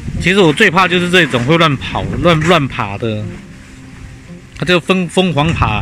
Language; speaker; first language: Chinese; native; Chinese